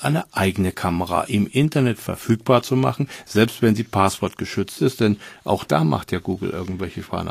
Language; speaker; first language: German; native; German